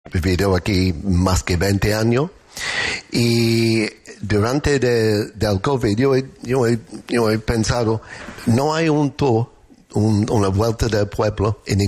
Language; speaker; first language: Spanish; non-native, fluent; English